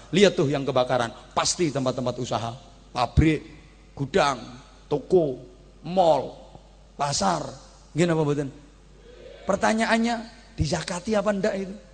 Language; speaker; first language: Indonesian; non-native, local second language; Javanese